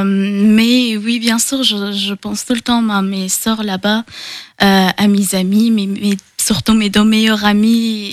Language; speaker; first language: French; non-native, fluent; Persian